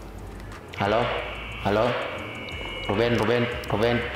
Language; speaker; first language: Indonesian; native; Indonesian